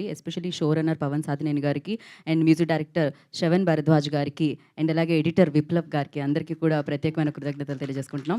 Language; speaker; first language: Telugu; native; Telugu